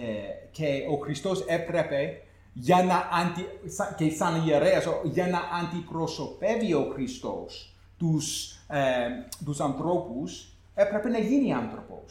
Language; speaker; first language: Greek; non-native, fluent; English